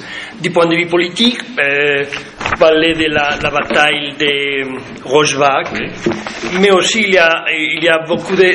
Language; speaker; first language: French; non-native, fluent; Spanish